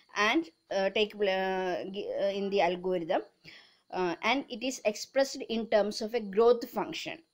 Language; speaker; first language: English; non-native, local second language; Malayalam